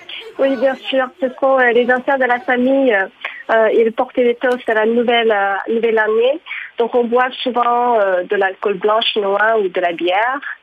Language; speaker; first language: French; non-native, fluent; Chinese